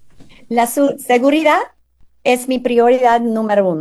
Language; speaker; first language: Spanish; non-native, fluent; English